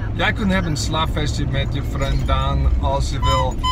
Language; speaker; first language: Dutch; non-native, learner; English